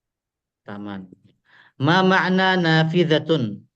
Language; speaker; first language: Arabic; non-native, fluent; Indonesian